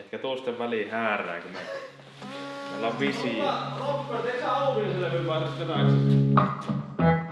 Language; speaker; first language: Finnish; native; Finnish